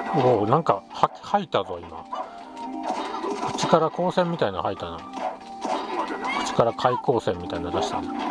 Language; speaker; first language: Japanese; native; Japanese